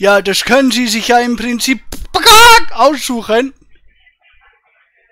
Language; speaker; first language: German; native; German